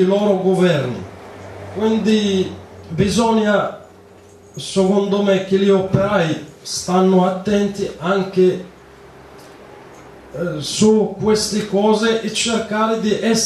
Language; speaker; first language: Italian; non-native, fluent; Arabic